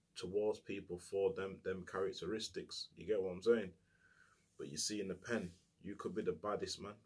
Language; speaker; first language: English; native; English